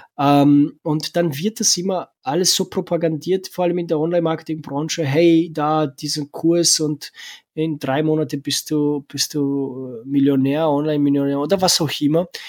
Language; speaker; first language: German; non-native, fluent; Romanian